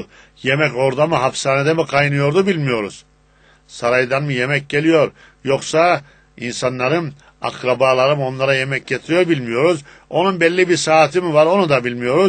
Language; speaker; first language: Turkish; native; Turkish